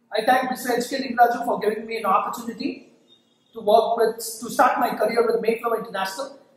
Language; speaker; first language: English; non-native, local second language; Kannada